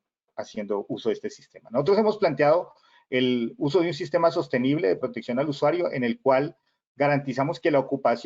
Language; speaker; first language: Spanish; native; Spanish